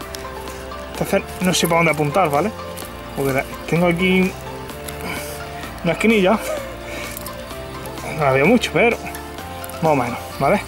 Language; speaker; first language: Spanish; native; Spanish